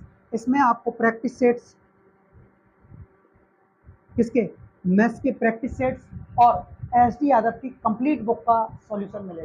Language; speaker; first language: Hindi; native; Hindi